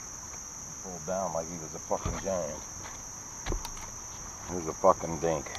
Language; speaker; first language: English; native; English